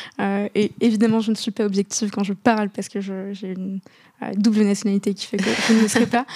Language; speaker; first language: French; non-native, local second language; Arabic